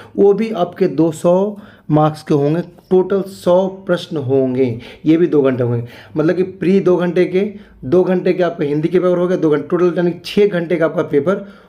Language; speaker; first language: Hindi; native; Hindi